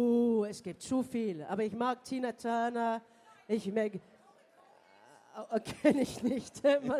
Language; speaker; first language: German; non-native, learner; English